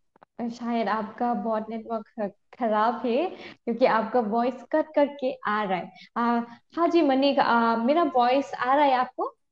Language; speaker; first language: Hindi; non-native, local second language; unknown